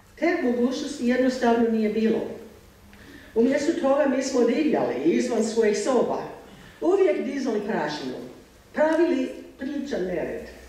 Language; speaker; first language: Croatian; non-native, fluent; English